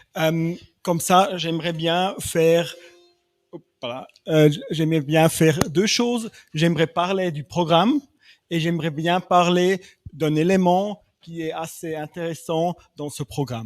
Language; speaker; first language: French; non-native, fluent; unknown